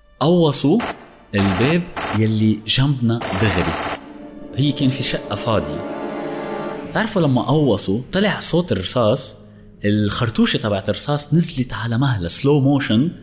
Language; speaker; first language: Arabic; native; Arabic